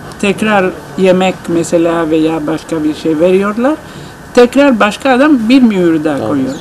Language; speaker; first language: Turkish; non-native, learner; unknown